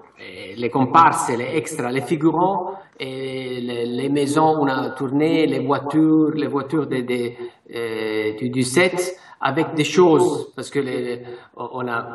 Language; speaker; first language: French; non-native, fluent; Italian